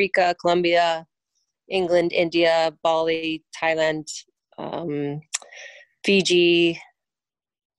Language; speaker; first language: English; native; English